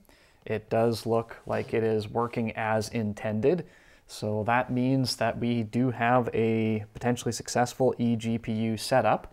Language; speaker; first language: English; native; English